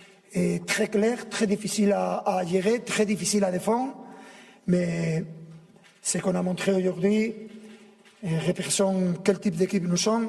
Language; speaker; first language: French; non-native, fluent; Spanish